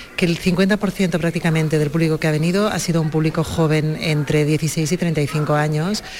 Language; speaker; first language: Spanish; native; Spanish